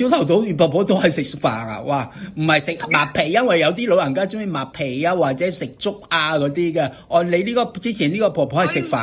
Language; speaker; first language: Cantonese; native; Cantonese